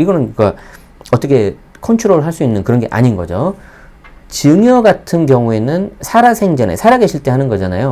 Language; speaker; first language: Korean; native; Korean